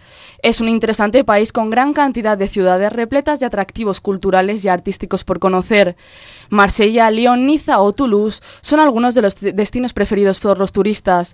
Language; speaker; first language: Spanish; native; Spanish